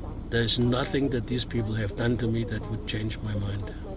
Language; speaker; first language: English; non-native, fluent; German